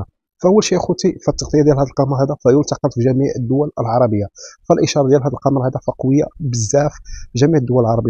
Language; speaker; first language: Arabic; native; Arabic